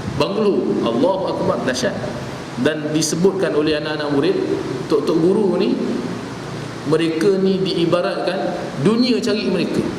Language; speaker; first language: Malay; native; Malay